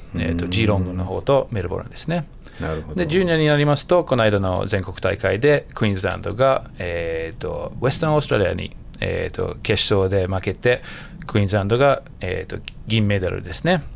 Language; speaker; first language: Japanese; non-native, fluent; English